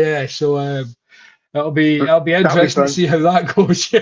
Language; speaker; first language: English; native; English